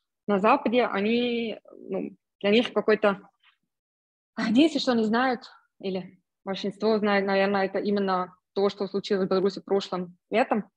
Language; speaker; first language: Russian; non-native, fluent; German